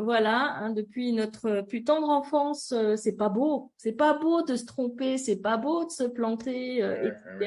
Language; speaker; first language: French; native; French